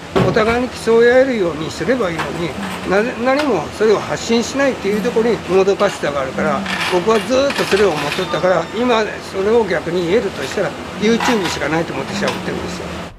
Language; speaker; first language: Japanese; native; Japanese